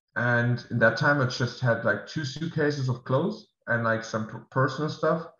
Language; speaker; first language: English; non-native, fluent; German